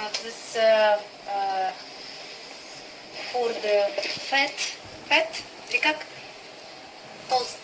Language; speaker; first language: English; non-native, learner; Russian